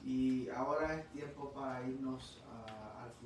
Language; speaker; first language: Spanish; early bilingual, heritage; English